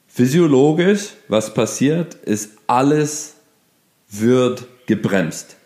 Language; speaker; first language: German; non-native, fluent; English